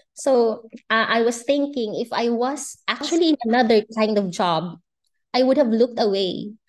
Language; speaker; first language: English; non-native, local second language; Bikol